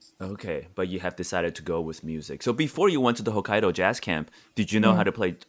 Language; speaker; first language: English; non-native, fluent; Chinese